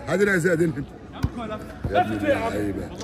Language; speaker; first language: Arabic; native; Arabic